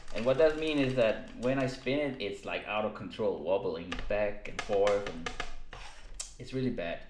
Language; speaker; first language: English; non-native, fluent; Danish